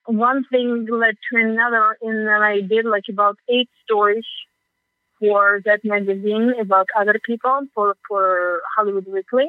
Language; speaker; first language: English; non-native, fluent; Russian